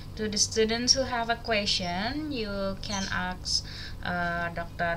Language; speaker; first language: English; non-native, learner; Indonesian